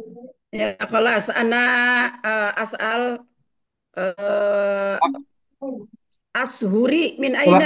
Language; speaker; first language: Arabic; non-native, fluent; Indonesian